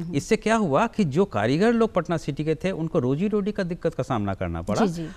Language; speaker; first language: Hindi; native; Hindi